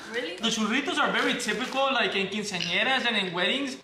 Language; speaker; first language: English; non-native, fluent; Spanish